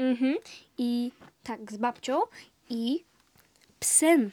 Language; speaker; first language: Polish; early bilingual, heritage; Polish